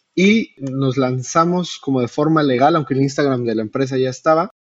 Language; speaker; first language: Spanish; native; Spanish